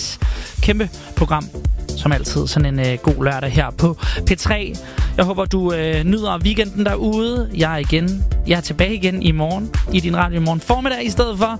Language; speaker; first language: Danish; native; Danish